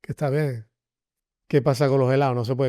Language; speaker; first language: Spanish; native; Spanish